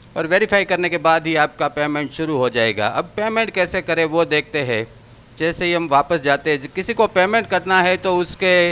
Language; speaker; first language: Hindi; non-native, local second language; Gujarati